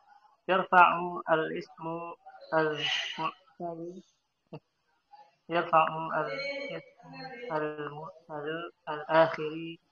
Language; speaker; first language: Arabic; non-native, learner; Indonesian